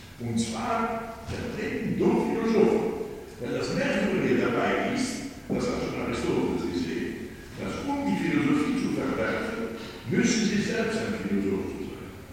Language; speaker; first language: German; non-native, fluent; Polish